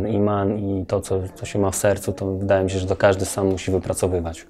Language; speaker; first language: Polish; native; Polish